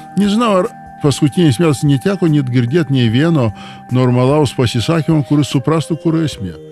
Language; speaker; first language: Lithuanian; non-native, local second language; Polish